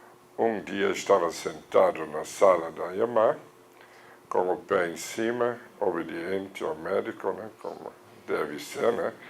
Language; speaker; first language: Portuguese; non-native, fluent; German